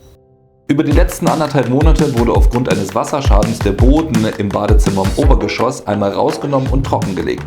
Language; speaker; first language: German; native; German